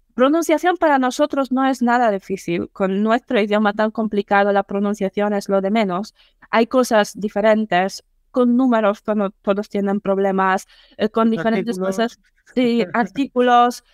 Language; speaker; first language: Spanish; non-native, fluent; Polish